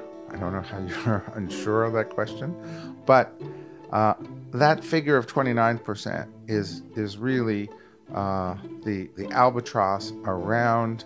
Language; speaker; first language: English; native; English